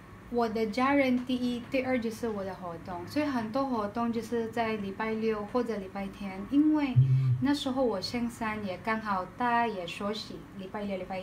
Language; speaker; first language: Chinese; non-native, learner; Filipino